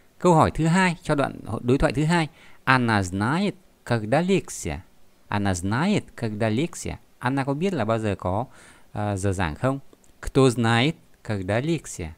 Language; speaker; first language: Vietnamese; native; Vietnamese